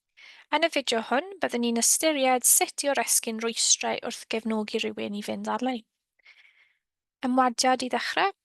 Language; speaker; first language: Welsh; native; Welsh